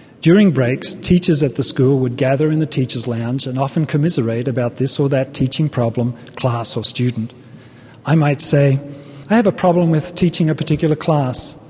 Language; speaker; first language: English; native; English